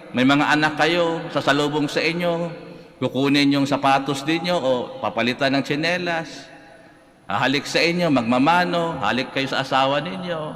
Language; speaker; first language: Filipino; non-native, local second language; Cebuano